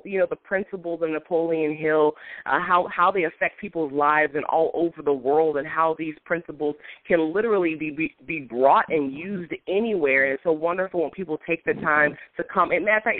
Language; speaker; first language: English; native; English